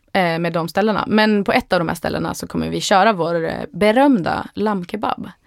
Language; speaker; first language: Swedish; native; Swedish